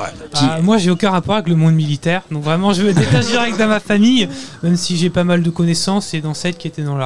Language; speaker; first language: French; native; French